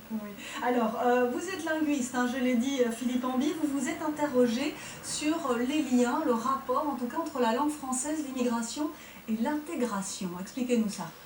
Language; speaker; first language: French; native; French